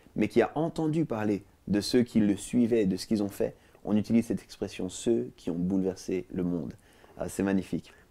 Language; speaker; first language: French; native; French